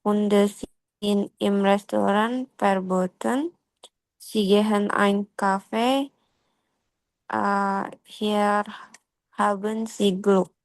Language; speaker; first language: German; non-native, learner; Indonesian